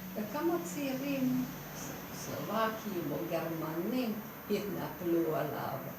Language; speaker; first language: Hebrew; non-native, fluent; Hungarian